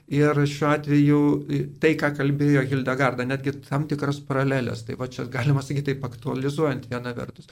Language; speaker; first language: Lithuanian; native; Lithuanian